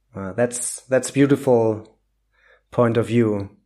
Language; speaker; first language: English; non-native, fluent; German